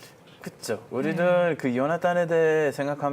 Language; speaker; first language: Korean; non-native, fluent; Hebrew